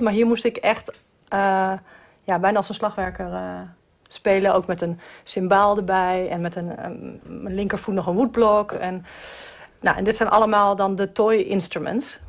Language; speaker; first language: Dutch; native; Dutch